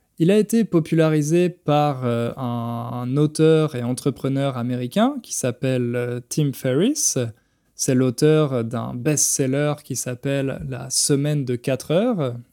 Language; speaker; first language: French; native; French